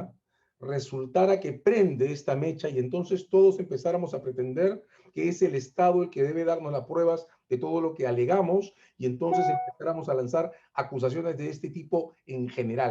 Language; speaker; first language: Spanish; native; Spanish